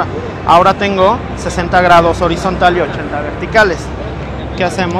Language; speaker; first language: Spanish; native; Spanish